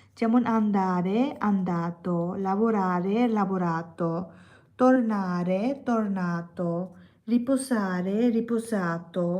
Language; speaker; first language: Bangla; native; Bangla